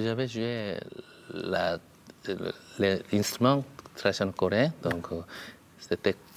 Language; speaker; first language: French; non-native, learner; Korean